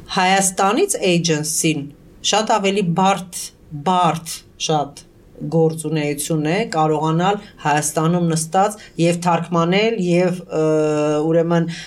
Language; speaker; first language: Armenian; early bilingual, heritage; Armenian